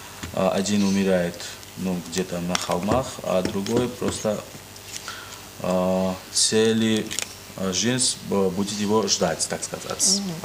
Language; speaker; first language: Russian; non-native, learner; Georgian